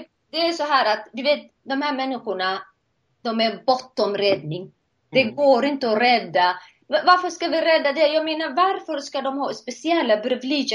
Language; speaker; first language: Swedish; non-native, fluent; Somali